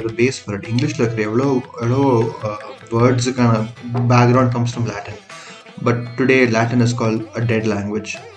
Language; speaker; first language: Tamil; early bilingual, other home language; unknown